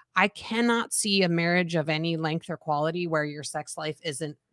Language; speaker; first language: English; native; English